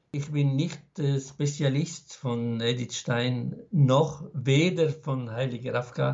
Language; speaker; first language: German; non-native, fluent; Arabic